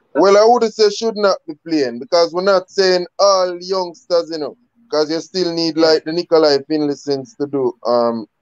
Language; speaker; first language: English; native; English